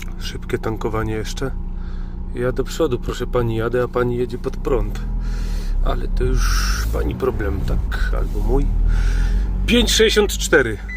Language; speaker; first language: Polish; native; Polish